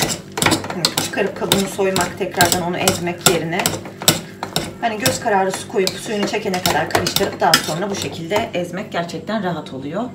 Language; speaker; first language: Turkish; native; Turkish